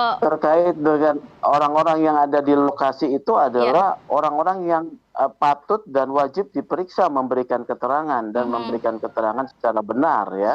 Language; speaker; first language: Indonesian; native; Indonesian